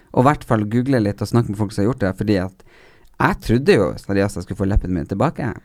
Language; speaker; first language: Norwegian; native; Norwegian